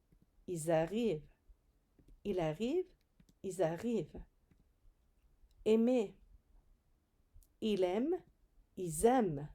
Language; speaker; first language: French; non-native, fluent; English